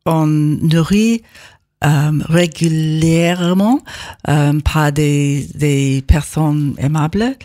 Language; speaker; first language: French; non-native, learner; English